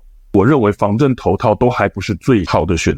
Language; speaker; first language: Chinese; native; Chinese